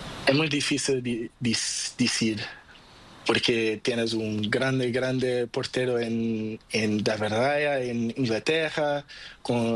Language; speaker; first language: Spanish; non-native, learner; Portuguese